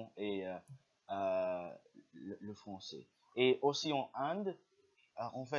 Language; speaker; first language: French; non-native, learner; English